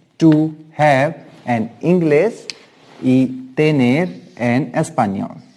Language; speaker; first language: Spanish; non-native, fluent; Hindi